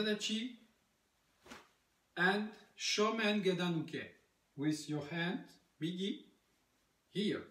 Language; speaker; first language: English; non-native, learner; French